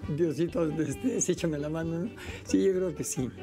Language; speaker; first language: Spanish; native; Spanish